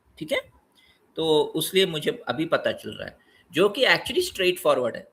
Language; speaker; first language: Hindi; non-native, local second language; Telugu